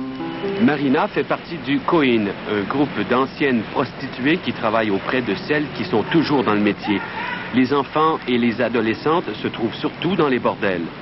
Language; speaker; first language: French; native; French